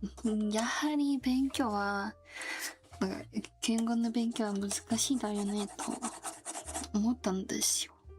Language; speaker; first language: Japanese; non-native, learner; Korean